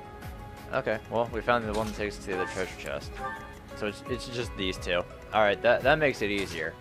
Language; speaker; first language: English; native; English